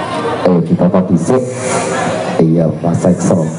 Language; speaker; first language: Indonesian; non-native, local second language; Javanese